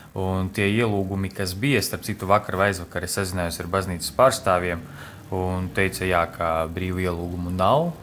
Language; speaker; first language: Latvian; native; Latvian